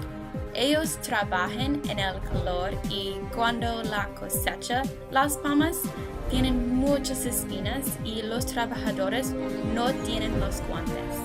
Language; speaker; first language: Spanish; non-native, learner; English